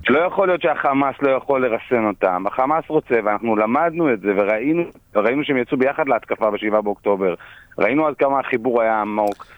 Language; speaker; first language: Hebrew; native; Hebrew